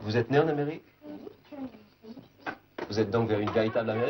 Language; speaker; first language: French; native; French